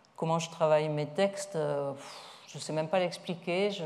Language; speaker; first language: French; native; French